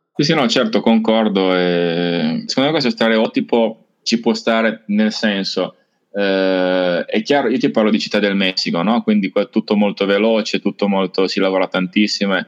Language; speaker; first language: Italian; native; Italian